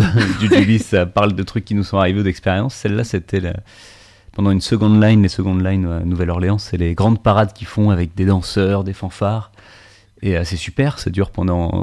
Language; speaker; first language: French; native; French